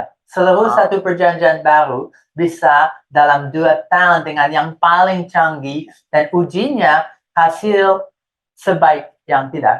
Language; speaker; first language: Indonesian; non-native, fluent; English